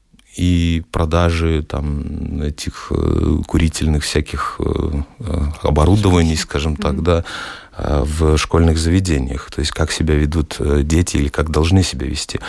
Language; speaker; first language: Russian; native; Russian